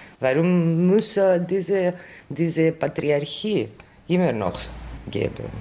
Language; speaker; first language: German; non-native, learner; Greek